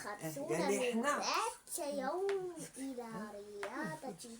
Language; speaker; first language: Arabic; native; Arabic